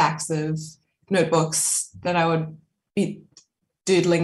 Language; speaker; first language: English; native; English